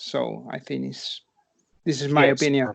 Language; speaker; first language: English; non-native, fluent; Spanish